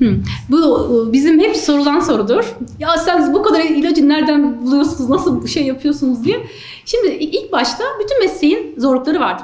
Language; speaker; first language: Turkish; native; Turkish